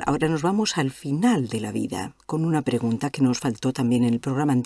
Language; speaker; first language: Spanish; native; Spanish